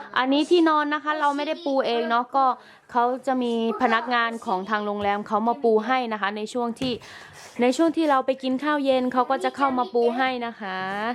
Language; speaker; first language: Thai; native; Thai